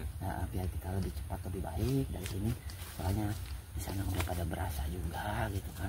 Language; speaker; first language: Indonesian; native; Indonesian